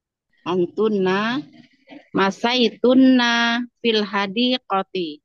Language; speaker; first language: Arabic; non-native, learner; Indonesian